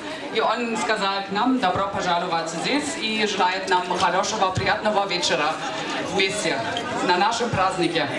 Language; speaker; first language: Russian; non-native, fluent; German